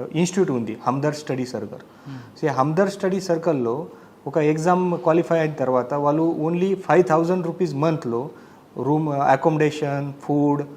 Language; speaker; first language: Telugu; non-native, learner; Marathi